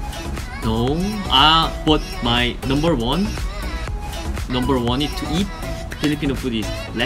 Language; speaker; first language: English; non-native, learner; Korean